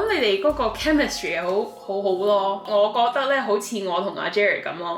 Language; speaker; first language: Cantonese; early bilingual, heritage; Cantonese